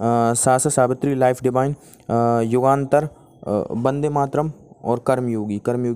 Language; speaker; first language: Hindi; native; Hindi